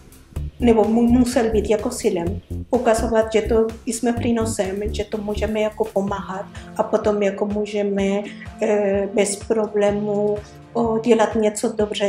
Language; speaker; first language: Czech; non-native, learner; Spanish